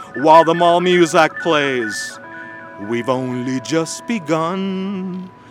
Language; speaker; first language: English; early bilingual, other home language; Spanish